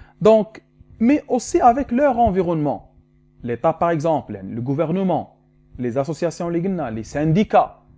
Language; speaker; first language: French; non-native, local second language; Arabic